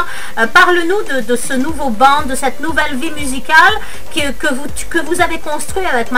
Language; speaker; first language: French; native; French